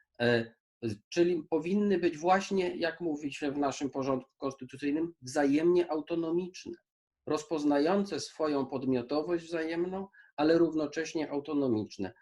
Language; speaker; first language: Polish; native; Polish